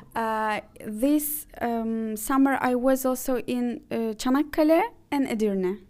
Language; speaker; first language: English; non-native, fluent; Azerbaijani